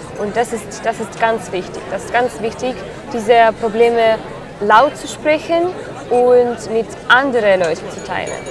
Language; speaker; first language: German; non-native, learner; Ukrainian